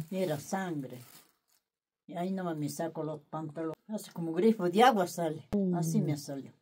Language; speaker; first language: Spanish; native; Spanish